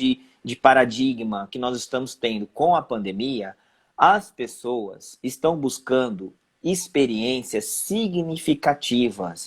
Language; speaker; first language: Portuguese; native; Portuguese